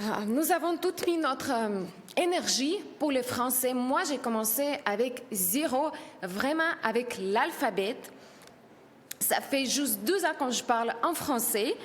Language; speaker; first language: French; non-native, learner; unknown